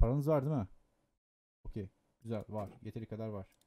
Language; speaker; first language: Turkish; native; Turkish